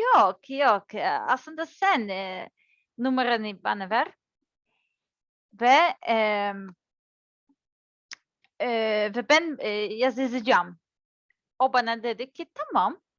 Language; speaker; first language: Turkish; non-native, learner; Serbian